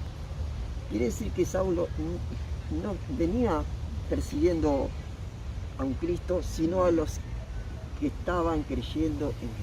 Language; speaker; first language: Spanish; native; Spanish